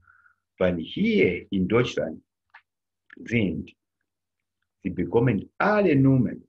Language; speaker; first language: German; non-native, fluent; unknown